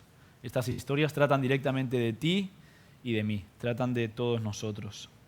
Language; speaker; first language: Spanish; native; Spanish